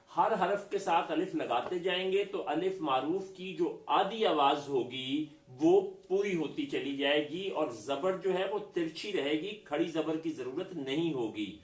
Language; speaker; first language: Urdu; non-native, local second language; Punjabi